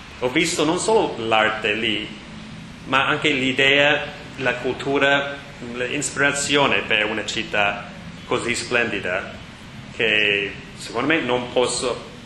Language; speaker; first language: Italian; non-native, learner; English